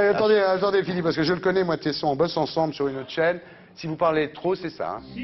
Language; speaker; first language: French; native; French